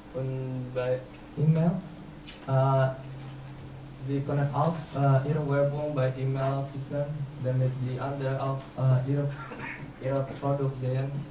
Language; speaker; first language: German; non-native, learner; Indonesian